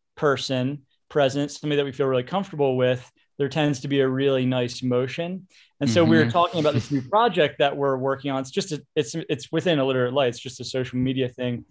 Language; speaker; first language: English; native; English